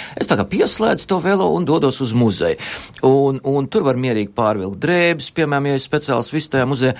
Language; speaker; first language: Latvian; native; Latvian